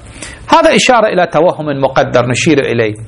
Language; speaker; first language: Arabic; native; Arabic